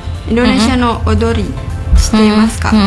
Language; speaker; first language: Japanese; non-native, learner; Indonesian